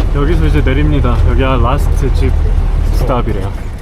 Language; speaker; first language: Korean; native; Korean